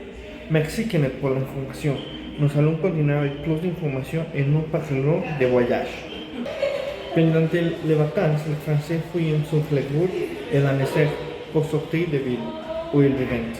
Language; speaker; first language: French; non-native, learner; Spanish